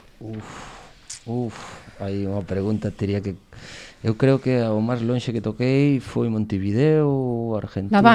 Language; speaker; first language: Galician; non-native, local second language; Spanish